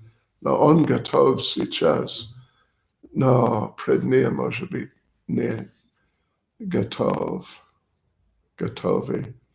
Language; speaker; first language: Russian; non-native, learner; English